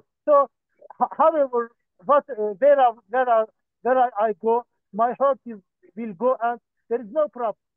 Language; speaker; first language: English; non-native, learner; Turkish